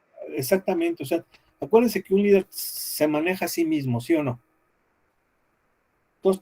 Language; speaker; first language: Spanish; native; Spanish